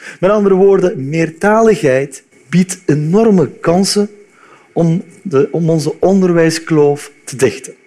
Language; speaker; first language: Dutch; early bilingual, other home language; Turkish